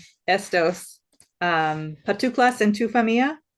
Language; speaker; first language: Spanish; non-native, learner; English